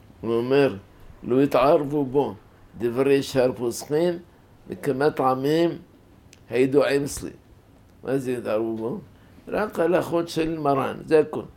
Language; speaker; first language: Hebrew; non-native, fluent; Arabic